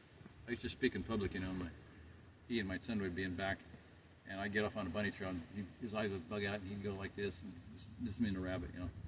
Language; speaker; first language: English; native; English